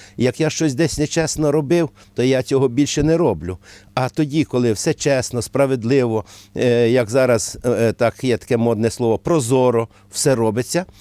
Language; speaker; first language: Ukrainian; native; Ukrainian